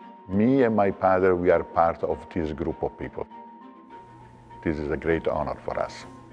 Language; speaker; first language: English; non-native, fluent; Italian